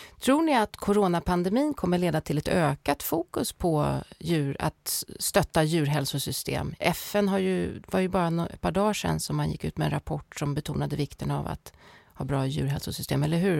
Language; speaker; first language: Swedish; native; Swedish